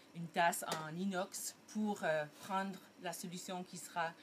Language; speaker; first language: French; early bilingual, heritage; French